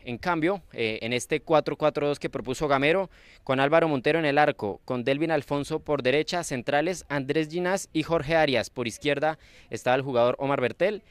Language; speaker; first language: Spanish; native; Spanish